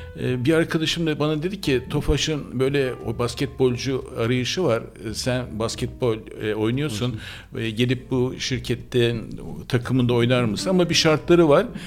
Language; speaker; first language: Turkish; native; Turkish